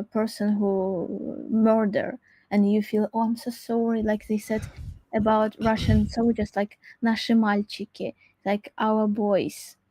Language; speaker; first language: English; non-native, learner; Crimean Tatar